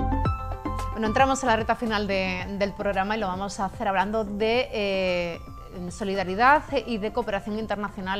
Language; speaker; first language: Spanish; native; Spanish